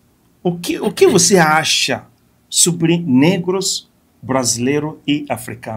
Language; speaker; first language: Portuguese; non-native, fluent; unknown